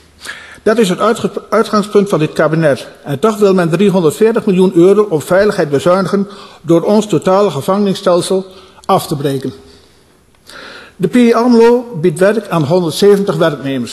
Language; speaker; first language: Dutch; native; Dutch